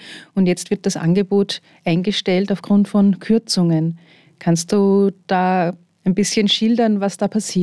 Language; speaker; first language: German; native; German